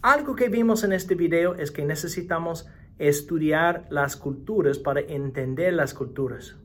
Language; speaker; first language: Spanish; non-native, fluent; English